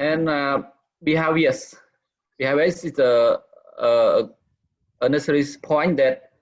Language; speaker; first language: English; non-native, learner; Khmer